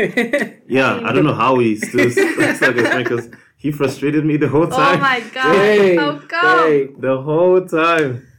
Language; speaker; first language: English; non-native, local second language; Igbo